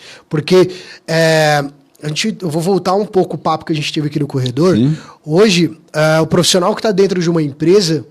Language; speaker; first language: Portuguese; native; Portuguese